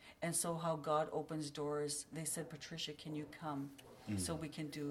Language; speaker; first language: English; native; English